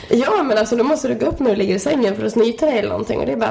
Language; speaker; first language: Swedish; native; Swedish